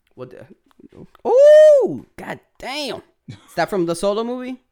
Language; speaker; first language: English; non-native, fluent; Spanish